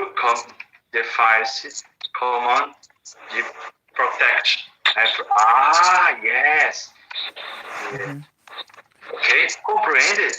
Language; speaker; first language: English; non-native, learner; Portuguese